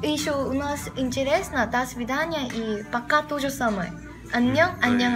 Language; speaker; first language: Russian; non-native, learner; Korean